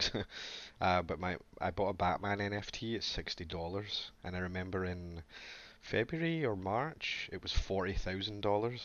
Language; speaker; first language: English; native; English